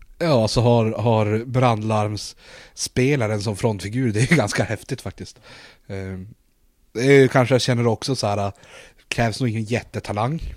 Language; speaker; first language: Swedish; native; Swedish